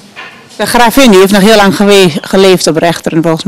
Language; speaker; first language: Dutch; native; Dutch